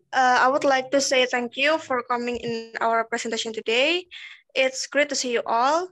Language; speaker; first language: English; non-native, learner; Indonesian